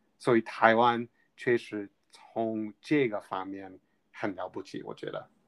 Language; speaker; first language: Chinese; non-native, fluent; English